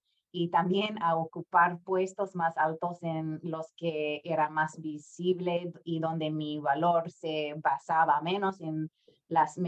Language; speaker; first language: Spanish; non-native, fluent; English